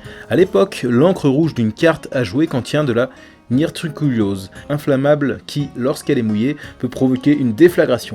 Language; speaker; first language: French; native; French